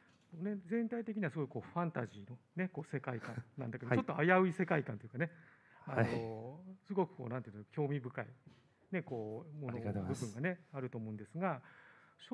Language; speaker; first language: Japanese; native; Japanese